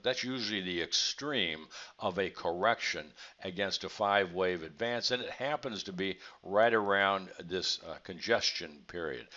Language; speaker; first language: English; native; English